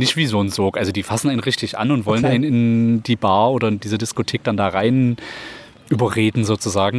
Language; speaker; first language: German; native; German